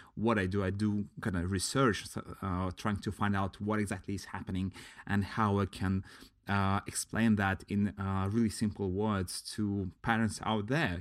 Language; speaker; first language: English; non-native, fluent; Latvian